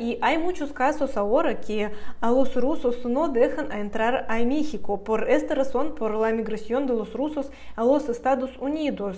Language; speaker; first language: Spanish; non-native, fluent; Russian